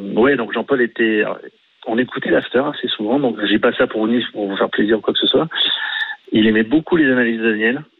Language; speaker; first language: French; native; French